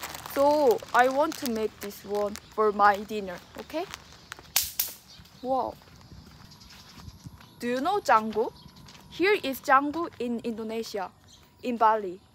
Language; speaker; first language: English; non-native, learner; Korean